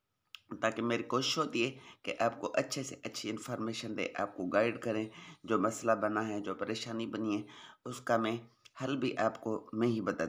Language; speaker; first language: Hindi; non-native, local second language; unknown